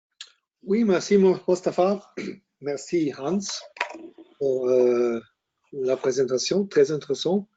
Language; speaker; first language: French; non-native, learner; German